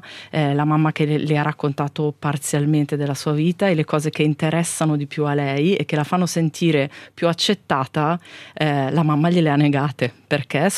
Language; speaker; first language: Italian; native; Italian